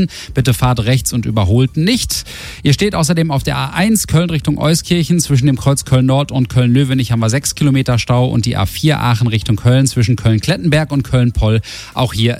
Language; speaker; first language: German; native; German